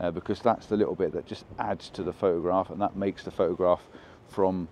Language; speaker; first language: English; native; English